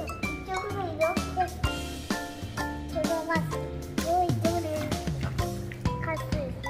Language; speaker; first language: Korean; early bilingual, heritage; Korean